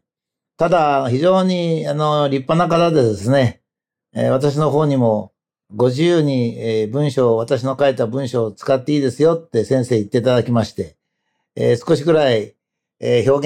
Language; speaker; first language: Japanese; native; Japanese